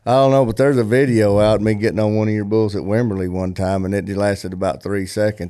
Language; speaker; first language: English; native; English